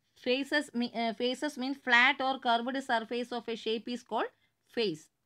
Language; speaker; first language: English; non-native, local second language; Tamil